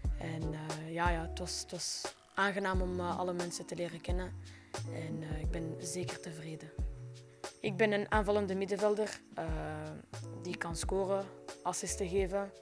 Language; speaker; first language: Dutch; non-native, local second language; French